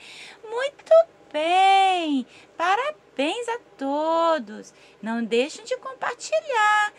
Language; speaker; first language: Portuguese; native; Portuguese